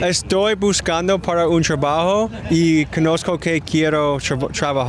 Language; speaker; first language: Spanish; non-native, learner; English